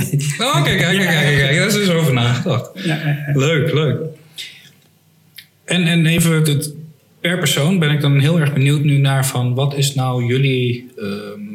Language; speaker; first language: Dutch; native; Dutch